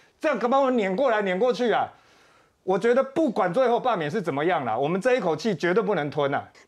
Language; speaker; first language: Chinese; native; Chinese